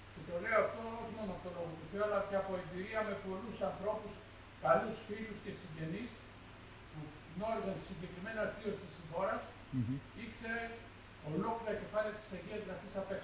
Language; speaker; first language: Greek; native; Greek